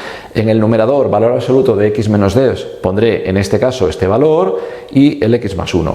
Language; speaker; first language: Spanish; native; Spanish